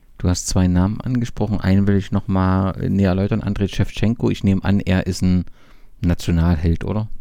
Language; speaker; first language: German; native; German